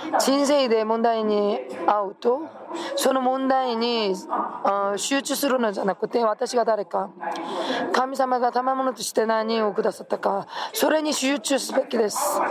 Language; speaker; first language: Japanese; non-native, fluent; Korean